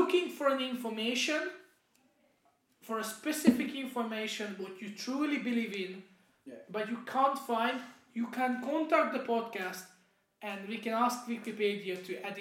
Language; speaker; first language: English; non-native, fluent; Hungarian